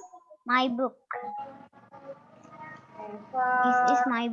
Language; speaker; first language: English; non-native, learner; Indonesian